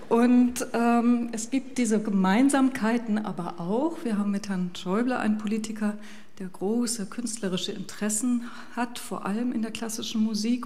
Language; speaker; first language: German; native; German